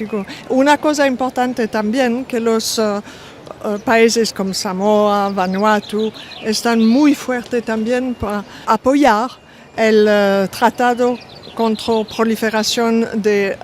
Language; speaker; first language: Spanish; non-native, fluent; French